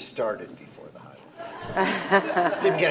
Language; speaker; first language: English; native; English